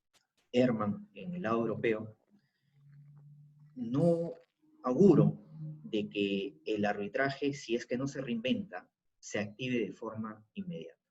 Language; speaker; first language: Spanish; native; Spanish